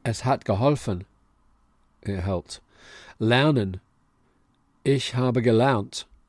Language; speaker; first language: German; non-native, fluent; English